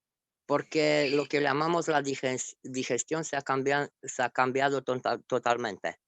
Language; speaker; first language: Spanish; non-native, fluent; Romanian